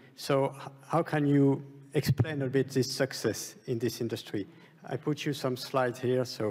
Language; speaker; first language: English; non-native, fluent; French